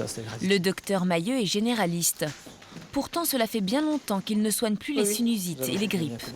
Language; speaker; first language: French; native; French